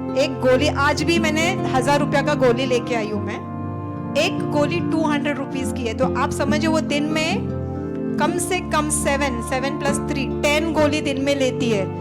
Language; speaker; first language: Hindi; non-native, local second language; Marathi